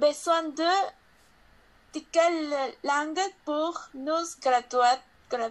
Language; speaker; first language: French; non-native, learner; Spanish